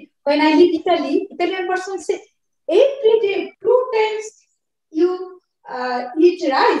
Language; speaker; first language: English; non-native, learner; Bangla